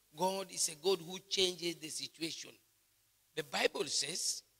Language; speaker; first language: English; non-native, local second language; Swahili